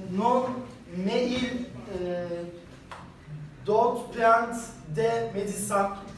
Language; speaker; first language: French; non-native, learner; Turkish